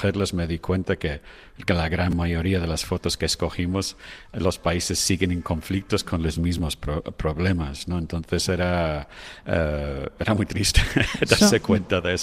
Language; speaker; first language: Spanish; non-native, fluent; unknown